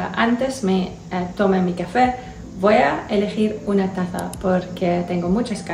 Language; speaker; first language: Spanish; non-native, learner; English